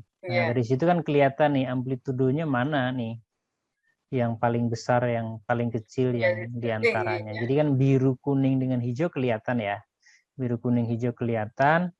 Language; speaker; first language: Indonesian; native; Indonesian